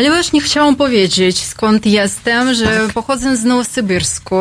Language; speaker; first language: Polish; non-native, learner; Russian